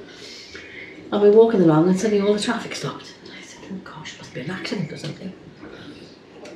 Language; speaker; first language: English; native; English